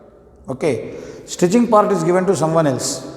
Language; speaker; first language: English; non-native, local second language; Telugu